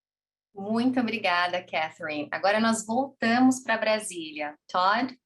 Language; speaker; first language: Portuguese; native; Portuguese